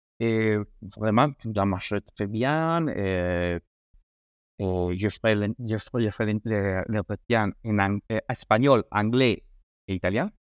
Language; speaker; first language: French; non-native, learner; Spanish